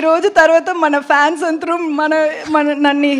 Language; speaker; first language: Telugu; non-native, learner; Tamil